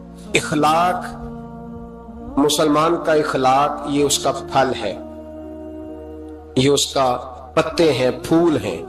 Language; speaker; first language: Urdu; native; Urdu